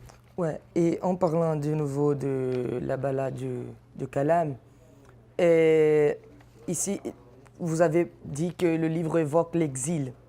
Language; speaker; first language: French; non-native, fluent; Portuguese